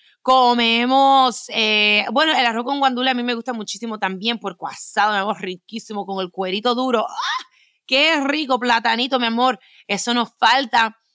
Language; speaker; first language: Spanish; early bilingual, heritage; Spanish